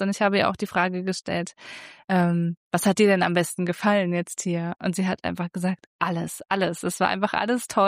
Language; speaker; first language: German; native; German